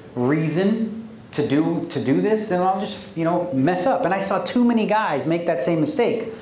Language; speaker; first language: English; native; English